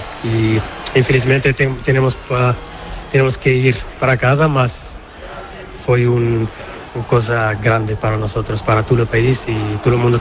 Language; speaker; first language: Spanish; non-native, learner; Portuguese